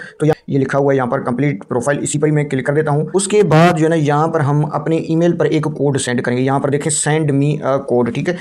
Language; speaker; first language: Urdu; non-native, local second language; Punjabi